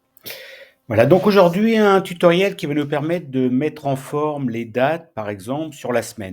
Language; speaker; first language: French; native; French